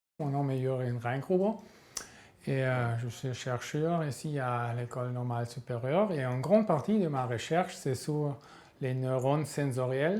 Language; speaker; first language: French; non-native, fluent; German